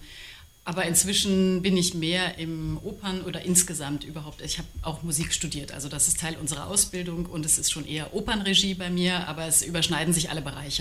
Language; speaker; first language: German; native; German